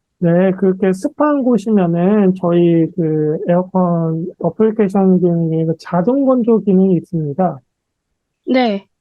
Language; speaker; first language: Korean; native; Korean